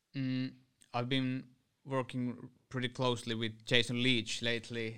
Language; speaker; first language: English; non-native, fluent; Finnish